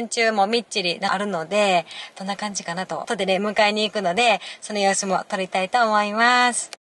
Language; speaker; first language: Japanese; native; Japanese